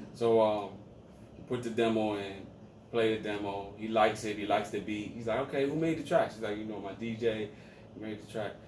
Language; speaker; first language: English; native; English